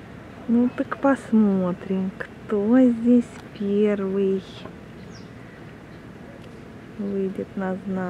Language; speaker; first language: Russian; native; Russian